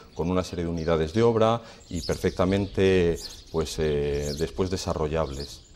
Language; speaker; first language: Spanish; native; Spanish